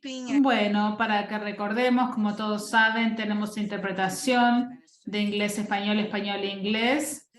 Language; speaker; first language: Spanish; non-native, fluent; Portuguese